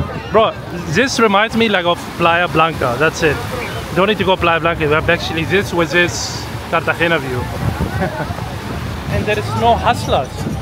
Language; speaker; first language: English; non-native, fluent; Arabic